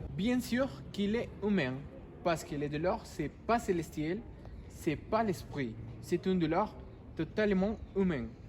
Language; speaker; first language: French; non-native, learner; Spanish